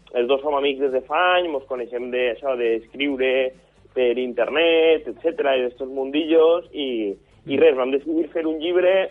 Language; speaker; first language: Catalan; native; Catalan